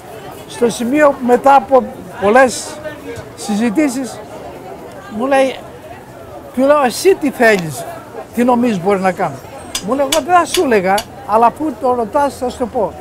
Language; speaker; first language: Greek; native; Greek